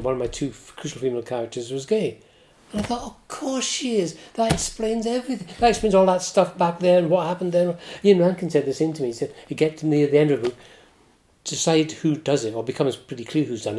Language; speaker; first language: English; native; English